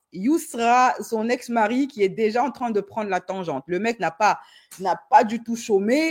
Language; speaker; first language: French; native; French